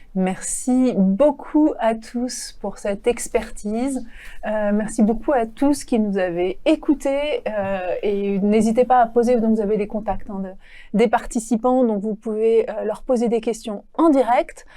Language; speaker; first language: French; native; French